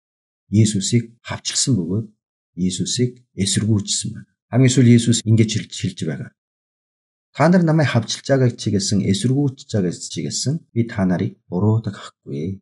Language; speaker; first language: Mongolian; non-native, fluent; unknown